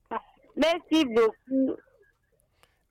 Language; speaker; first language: French; non-native, learner; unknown